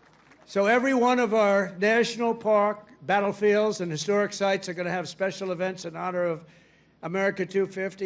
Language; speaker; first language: English; native; English